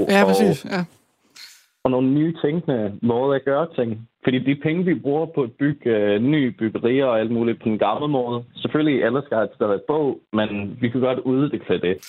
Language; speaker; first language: Danish; non-native, fluent; English